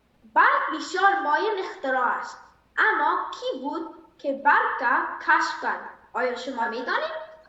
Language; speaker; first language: Persian; early bilingual, heritage; Persian